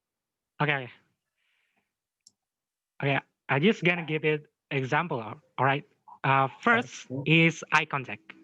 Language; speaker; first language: English; non-native, learner; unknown